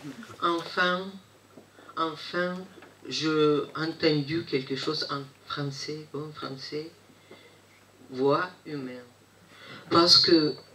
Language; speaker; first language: French; non-native, fluent; Russian